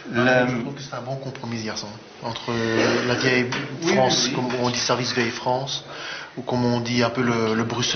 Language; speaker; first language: French; native; French